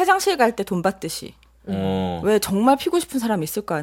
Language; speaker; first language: Korean; native; Korean